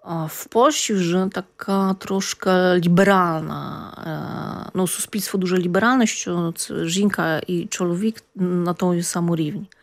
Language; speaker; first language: Ukrainian; non-native, fluent; Polish